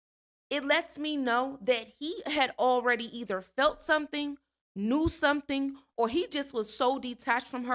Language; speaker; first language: English; native; English